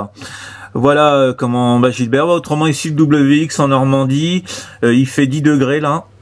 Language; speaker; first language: French; native; French